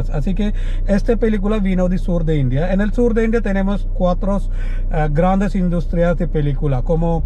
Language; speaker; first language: Spanish; non-native, learner; Malayalam